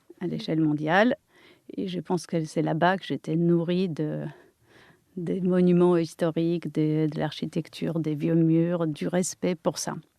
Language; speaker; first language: French; non-native, fluent; Polish